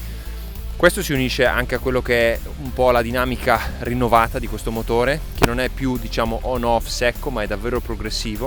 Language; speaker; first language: Italian; native; Italian